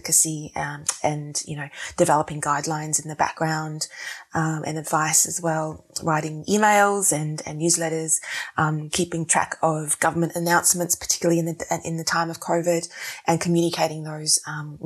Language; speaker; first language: English; native; English